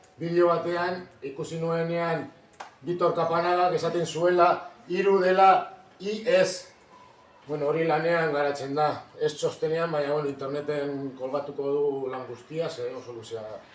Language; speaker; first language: Basque; non-native, local second language; Spanish